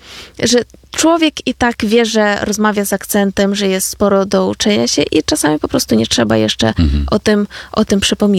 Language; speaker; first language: Polish; non-native, fluent; Ukrainian